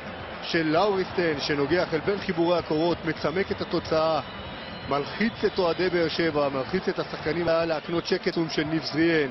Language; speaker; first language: Hebrew; native; Hebrew